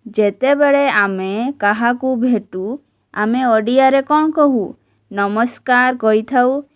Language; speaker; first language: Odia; native; Odia